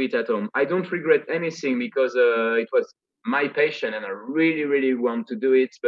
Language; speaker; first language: English; non-native, fluent; French